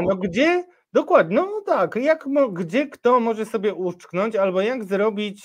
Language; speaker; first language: Polish; native; Polish